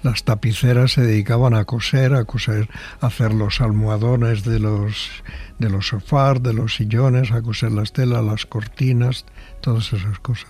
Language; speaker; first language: Spanish; native; Spanish